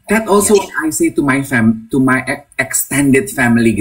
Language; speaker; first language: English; non-native, fluent; Indonesian